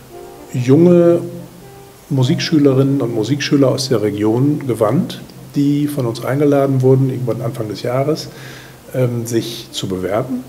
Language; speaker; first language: German; native; German